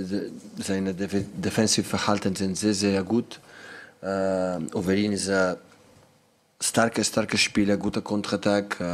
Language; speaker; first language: German; non-native, learner; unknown